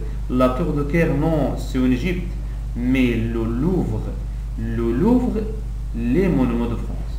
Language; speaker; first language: French; non-native, local second language; Arabic